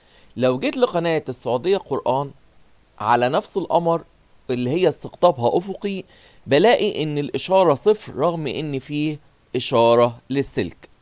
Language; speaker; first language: Arabic; native; Arabic